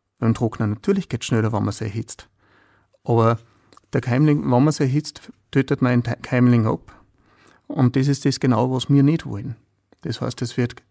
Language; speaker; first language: German; native; German